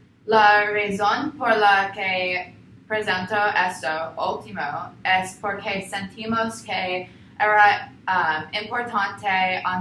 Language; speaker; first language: Spanish; non-native, learner; English